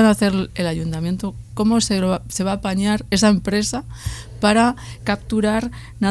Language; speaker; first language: Spanish; native; Spanish